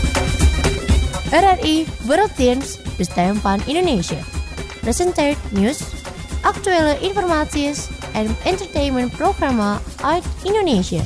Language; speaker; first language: Dutch; non-native, fluent; Indonesian